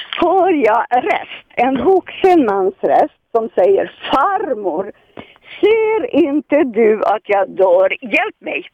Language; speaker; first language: Swedish; non-native, fluent; Serbian